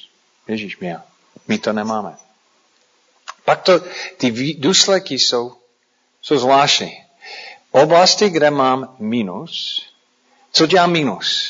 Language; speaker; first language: Czech; non-native, fluent; English